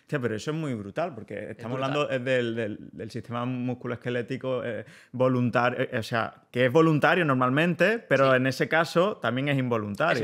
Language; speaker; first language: Spanish; native; Spanish